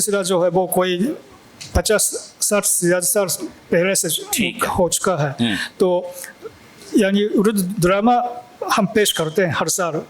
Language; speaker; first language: Hindi; non-native, fluent; Japanese